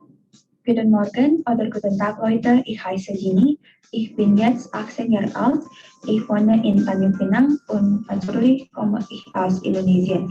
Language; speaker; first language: German; non-native, learner; Indonesian